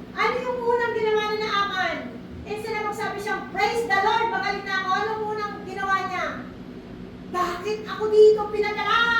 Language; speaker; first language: Filipino; native; Filipino